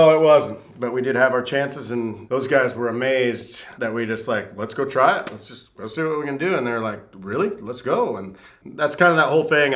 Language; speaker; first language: English; native; English